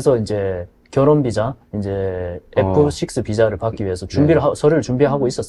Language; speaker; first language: Korean; native; Korean